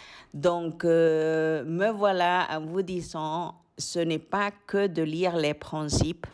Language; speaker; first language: French; non-native, fluent; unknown